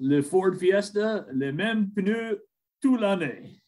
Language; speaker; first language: French; non-native, learner; English